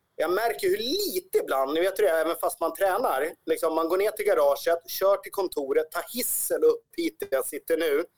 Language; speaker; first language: Swedish; native; Swedish